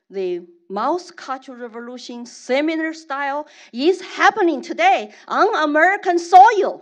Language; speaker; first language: English; non-native, fluent; Chinese